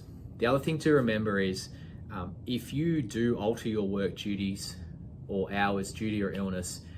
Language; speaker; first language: English; native; English